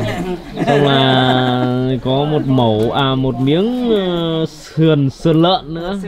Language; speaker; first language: Vietnamese; native; Vietnamese